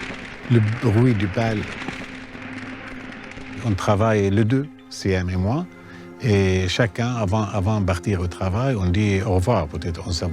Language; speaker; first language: French; non-native, learner; Arabic